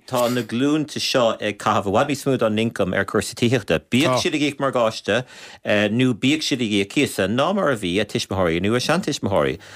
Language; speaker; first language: Irish; native; Irish